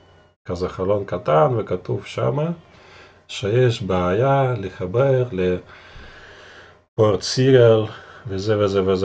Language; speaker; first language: Hebrew; non-native, fluent; Russian